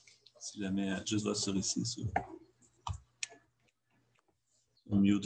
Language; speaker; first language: French; native; French